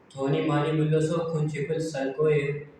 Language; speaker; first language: Korean; non-native, learner; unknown